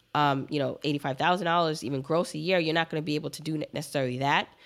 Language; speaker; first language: English; native; English